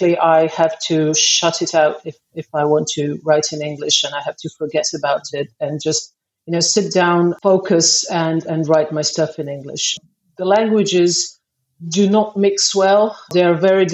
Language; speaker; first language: English; non-native, fluent; Croatian